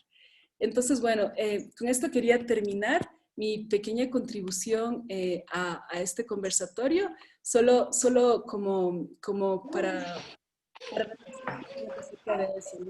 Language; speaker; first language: Spanish; native; Spanish